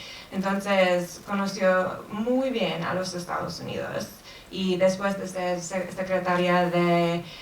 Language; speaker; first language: Spanish; non-native, fluent; English